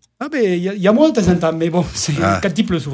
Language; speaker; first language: French; native; French